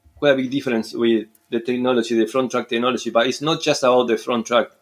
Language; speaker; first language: English; non-native, fluent; Spanish